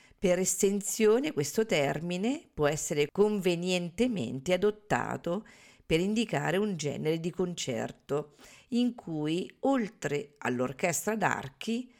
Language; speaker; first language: Italian; native; Italian